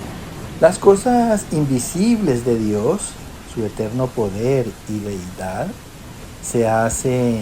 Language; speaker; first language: Spanish; native; Spanish